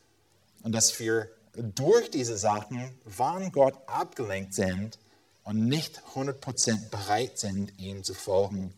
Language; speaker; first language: German; non-native, fluent; English